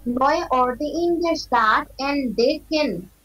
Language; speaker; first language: German; non-native, learner; Bangla